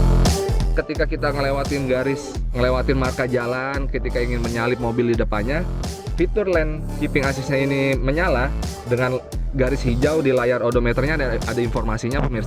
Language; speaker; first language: Indonesian; native; Indonesian